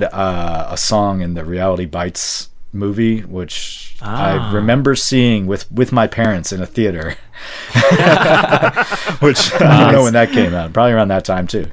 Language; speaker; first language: English; native; English